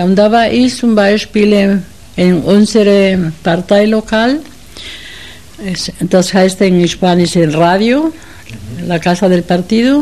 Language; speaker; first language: German; non-native, fluent; Spanish